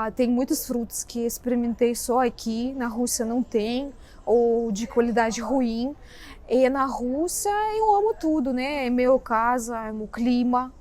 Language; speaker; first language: Portuguese; non-native, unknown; Russian